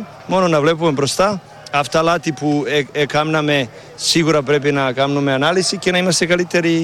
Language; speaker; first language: Greek; non-native, learner; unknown